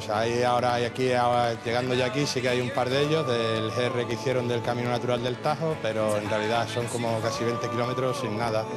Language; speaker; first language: Spanish; native; Spanish